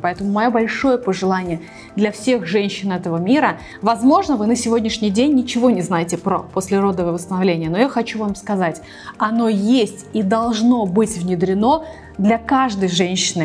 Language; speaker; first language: Russian; native; Russian